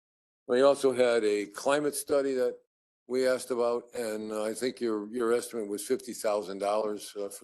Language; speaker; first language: English; native; English